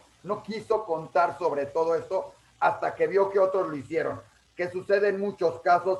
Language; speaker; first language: Spanish; native; Spanish